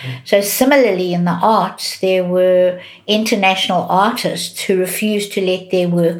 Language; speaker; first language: English; native; English